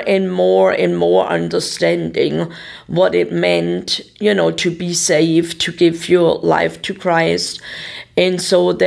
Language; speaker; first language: English; non-native, fluent; German